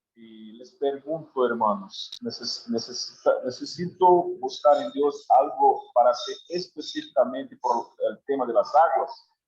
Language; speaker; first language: Spanish; non-native, learner; Portuguese